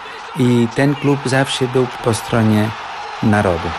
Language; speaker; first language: Polish; non-native, fluent; Catalan